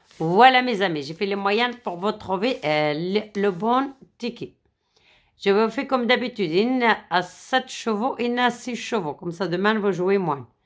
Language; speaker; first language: French; non-native, fluent; Arabic